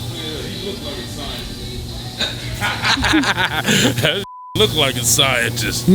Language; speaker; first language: English; native; English